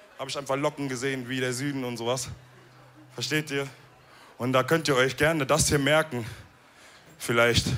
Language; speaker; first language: German; early bilingual, other home language; Wolof